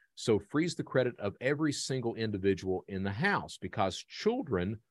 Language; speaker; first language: English; native; English